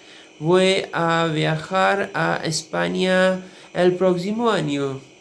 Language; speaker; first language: Spanish; non-native, learner; Urdu